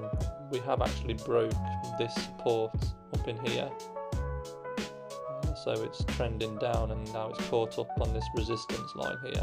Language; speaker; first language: English; native; English